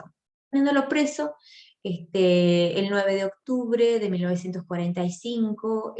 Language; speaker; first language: Spanish; native; Spanish